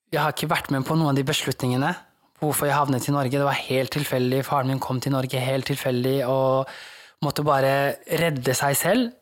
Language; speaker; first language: Norwegian; early bilingual, other home language; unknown